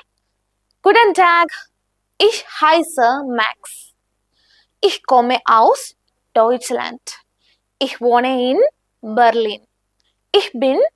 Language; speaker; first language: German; non-native, fluent; Malayalam